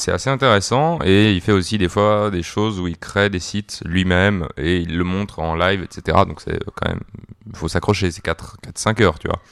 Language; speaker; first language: French; native; French